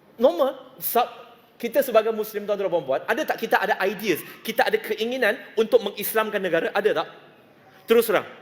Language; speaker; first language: Malay; non-native, local second language; Chinese